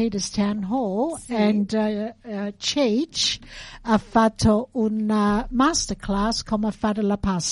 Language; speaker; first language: Italian; early bilingual, heritage; English